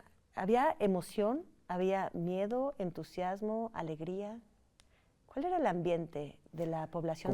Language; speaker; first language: Spanish; native; Spanish